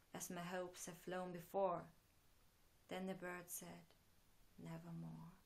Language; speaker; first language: English; non-native, fluent; German